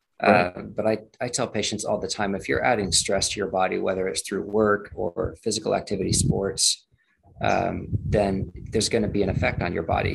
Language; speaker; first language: English; native; English